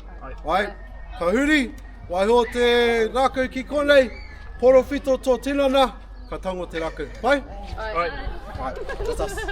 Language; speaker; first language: Māori; non-native, learner; English